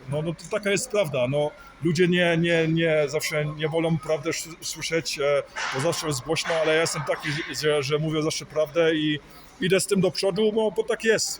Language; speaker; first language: Polish; early bilingual, heritage; Polish